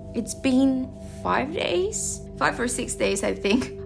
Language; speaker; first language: English; non-native, fluent; Russian